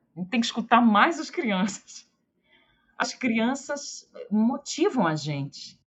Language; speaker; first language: Portuguese; native; Portuguese